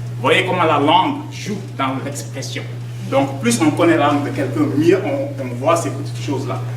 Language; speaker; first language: French; non-native, local second language; Wolof